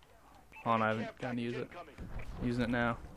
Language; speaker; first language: English; native; English